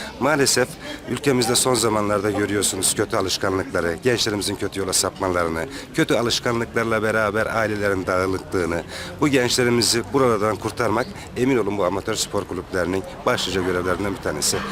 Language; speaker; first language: Turkish; native; Turkish